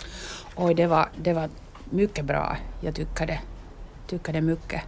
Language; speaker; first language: Swedish; non-native, learner; Finnish